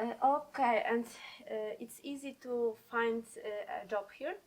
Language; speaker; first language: English; non-native, learner; Polish